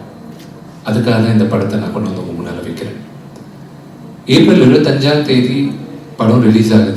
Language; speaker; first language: Tamil; non-native, local second language; Telugu